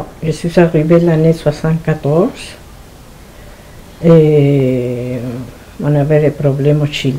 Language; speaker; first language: French; non-native, fluent; Spanish